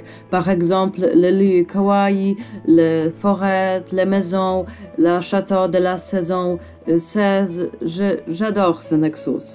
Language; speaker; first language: French; non-native, learner; Polish